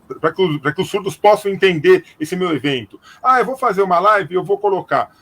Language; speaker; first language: Portuguese; native; Portuguese